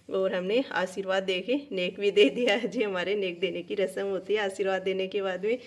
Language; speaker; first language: Hindi; native; Hindi